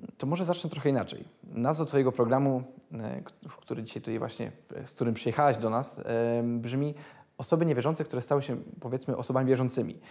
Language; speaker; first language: Polish; native; Polish